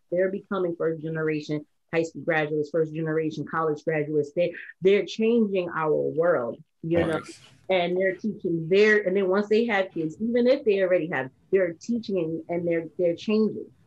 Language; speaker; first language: English; native; English